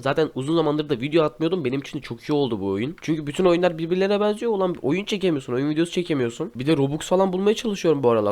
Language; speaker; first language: Turkish; native; Turkish